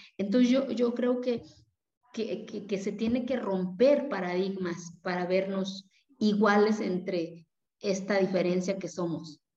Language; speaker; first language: Spanish; non-native, local second language; Zapotec